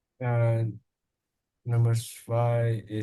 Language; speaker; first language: German; non-native, learner; Indonesian